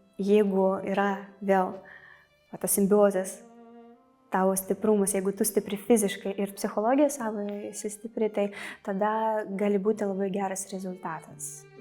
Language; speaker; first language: Lithuanian; non-native, fluent; Russian